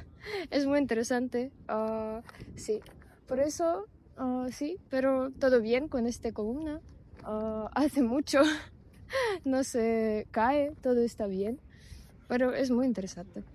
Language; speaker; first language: Spanish; non-native, fluent; Russian